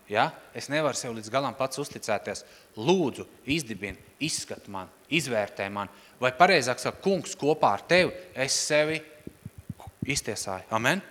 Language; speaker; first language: Latvian; non-native, local second language; Russian